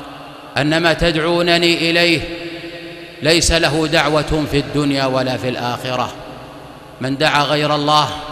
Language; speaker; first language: Arabic; native; Arabic